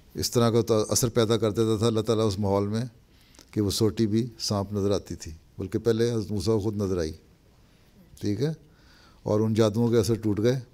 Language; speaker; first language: Urdu; native; Urdu